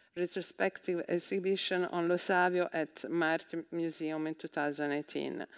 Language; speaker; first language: English; non-native, fluent; Italian